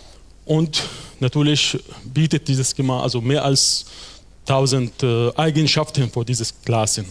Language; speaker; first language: German; non-native, fluent; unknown